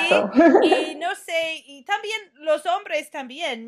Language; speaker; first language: Spanish; non-native, fluent; English